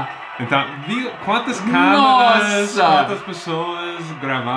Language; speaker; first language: Portuguese; non-native, fluent; English